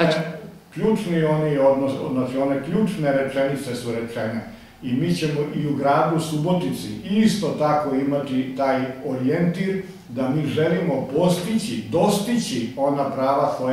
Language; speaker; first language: Serbian; native; Serbian